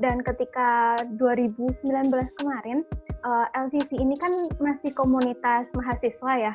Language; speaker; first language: Indonesian; native; Indonesian